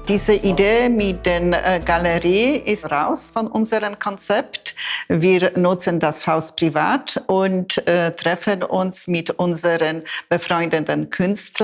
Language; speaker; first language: German; non-native, fluent; Polish